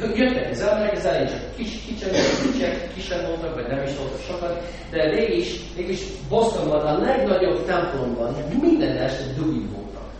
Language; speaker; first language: Hungarian; non-native, fluent; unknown